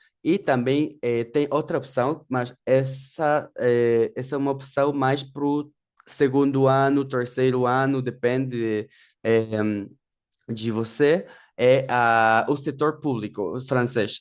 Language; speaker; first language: Portuguese; non-native, fluent; Spanish